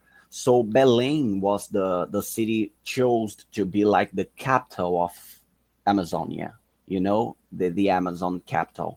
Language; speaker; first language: English; non-native, fluent; Portuguese